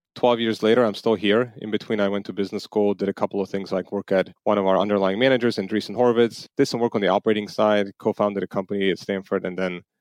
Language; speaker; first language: English; non-native, fluent; Armenian